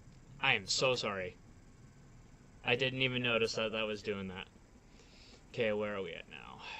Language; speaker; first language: English; native; English